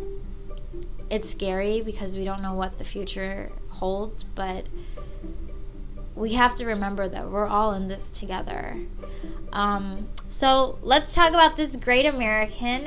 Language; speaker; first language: English; native; English